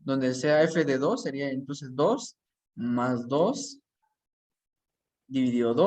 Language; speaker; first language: Spanish; native; Spanish